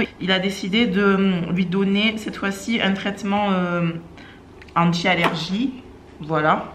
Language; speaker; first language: French; native; French